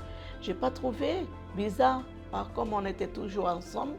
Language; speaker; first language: French; non-native, learner; Portuguese